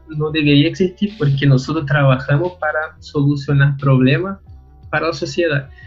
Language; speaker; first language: Spanish; non-native, learner; Portuguese